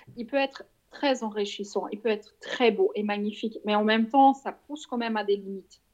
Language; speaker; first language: French; native; French